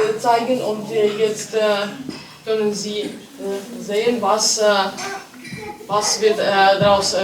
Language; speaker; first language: German; non-native, learner; Ukrainian